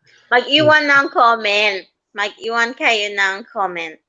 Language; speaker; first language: Filipino; non-native, fluent; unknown